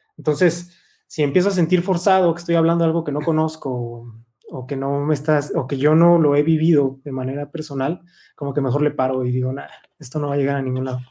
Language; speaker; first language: Spanish; native; Spanish